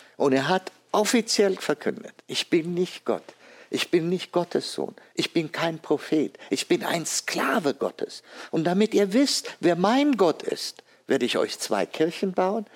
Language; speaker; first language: German; non-native, fluent; Amharic